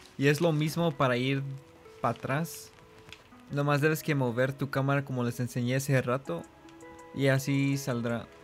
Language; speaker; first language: Spanish; early bilingual, heritage; Spanish